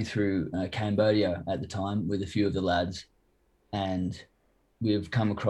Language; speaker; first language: English; native; English